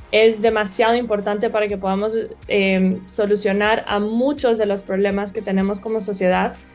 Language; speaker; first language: Spanish; early bilingual, other home language; Portuguese